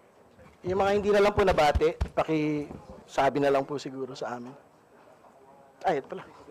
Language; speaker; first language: Filipino; native; Filipino